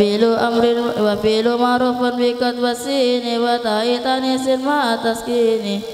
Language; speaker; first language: Arabic; non-native, learner; Madurese